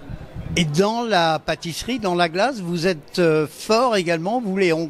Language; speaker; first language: French; native; French